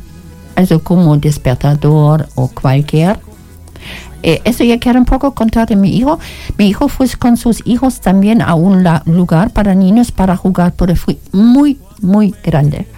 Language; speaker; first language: Spanish; non-native, learner; German